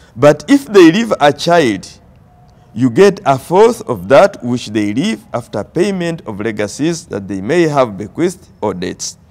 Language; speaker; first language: English; non-native, local second language; Ganda